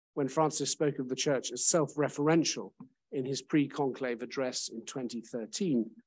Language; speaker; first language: English; native; English